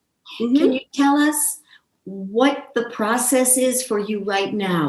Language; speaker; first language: English; native; English